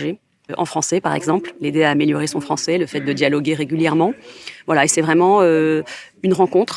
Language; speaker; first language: French; native; French